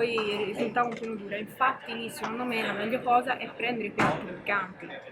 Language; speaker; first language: Italian; native; Italian